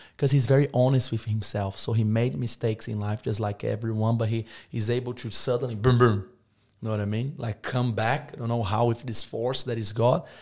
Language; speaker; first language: English; non-native, fluent; Portuguese